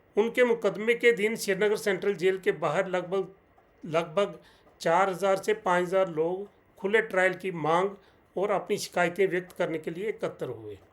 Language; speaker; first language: Hindi; non-native, local second language; Punjabi